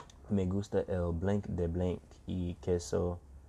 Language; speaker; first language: Spanish; non-native, learner; English